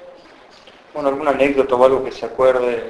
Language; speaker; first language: Spanish; native; Spanish